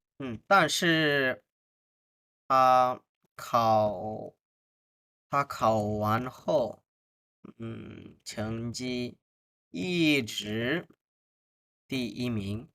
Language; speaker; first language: Chinese; non-native, fluent; Bangla